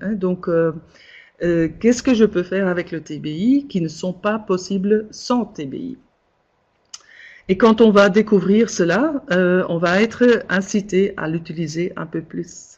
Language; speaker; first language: French; non-native, local second language; Dutch